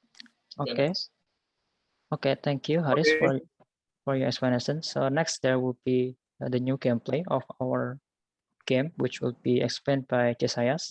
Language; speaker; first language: English; non-native, learner; Indonesian